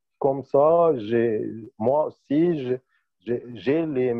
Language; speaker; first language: French; non-native, fluent; Arabic